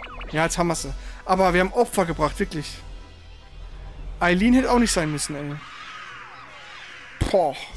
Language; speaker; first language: German; native; German